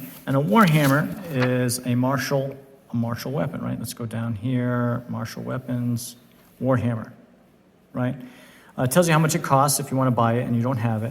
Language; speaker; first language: English; native; English